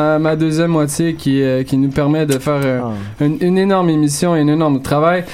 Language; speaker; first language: French; native; French